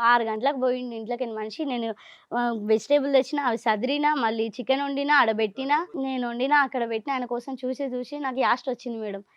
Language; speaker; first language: Telugu; native; Telugu